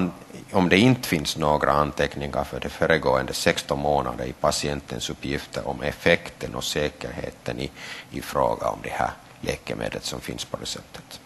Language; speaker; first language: Swedish; non-native, local second language; Finnish